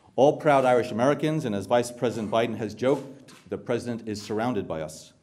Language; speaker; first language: English; native; English